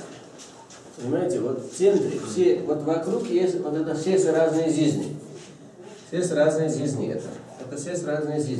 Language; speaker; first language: Russian; non-native, learner; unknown